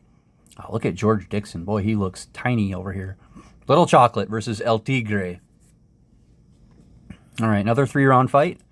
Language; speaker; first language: English; native; English